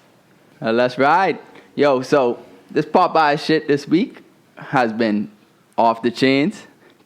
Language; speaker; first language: English; native; English